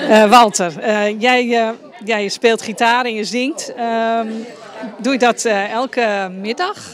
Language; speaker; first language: Dutch; native; Dutch